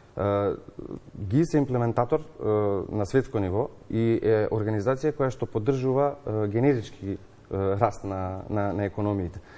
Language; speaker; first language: Macedonian; native; Macedonian